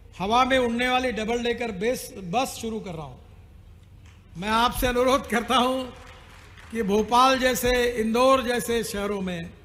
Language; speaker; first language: Hindi; non-native, local second language; Marathi